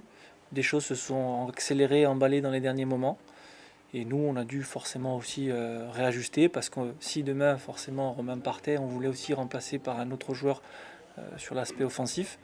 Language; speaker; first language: French; native; French